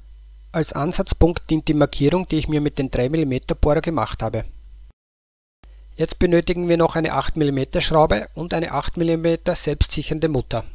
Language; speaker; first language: German; native; German